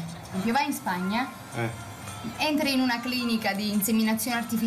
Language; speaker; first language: Italian; native; Italian